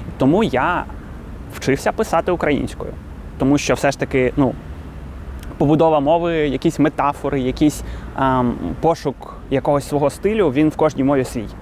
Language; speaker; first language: Ukrainian; non-native, local second language; Russian